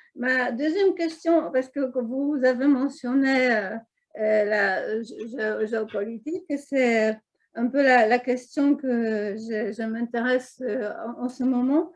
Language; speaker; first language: French; non-native, fluent; Polish